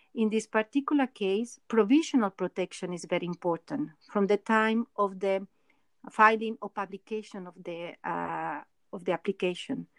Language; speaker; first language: English; non-native, fluent; Spanish